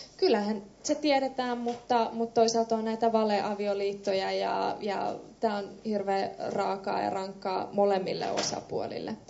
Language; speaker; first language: Finnish; early bilingual, other home language; Persian